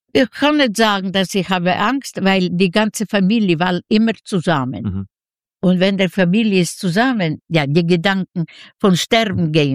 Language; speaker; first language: German; non-native, learner; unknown